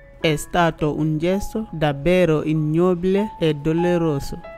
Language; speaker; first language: Italian; non-native, learner; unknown